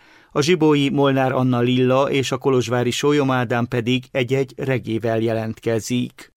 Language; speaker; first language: Hungarian; native; Hungarian